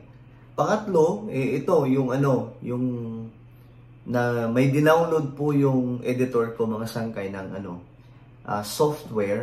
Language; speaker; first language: Filipino; native; Filipino